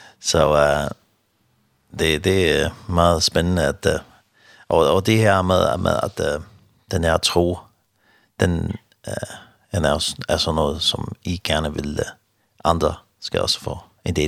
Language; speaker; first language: Danish; non-native, learner; Faroese